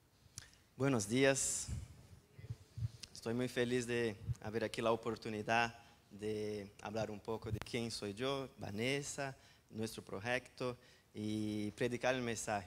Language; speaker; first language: Spanish; non-native, fluent; Portuguese